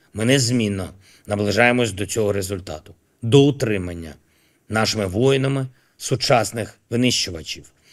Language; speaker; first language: Ukrainian; non-native, local second language; Russian